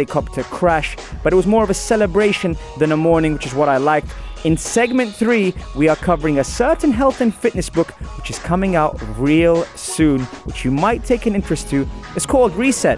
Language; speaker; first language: English; native; English